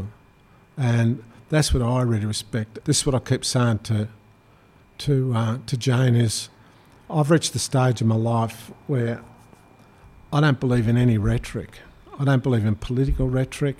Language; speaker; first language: English; native; English